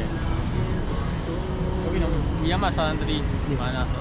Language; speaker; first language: Korean; non-native, learner; Burmese